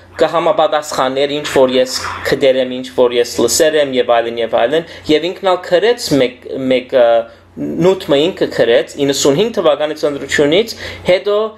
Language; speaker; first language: Armenian; early bilingual, heritage; Armenian